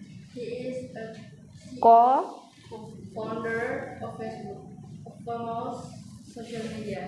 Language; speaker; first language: English; non-native, learner; Indonesian